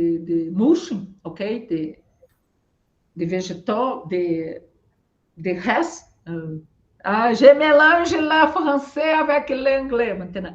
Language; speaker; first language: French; non-native, learner; Portuguese